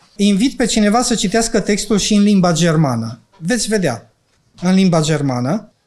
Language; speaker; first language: Romanian; non-native, local second language; Ukrainian